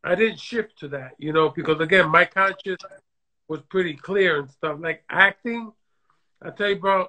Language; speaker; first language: English; native; English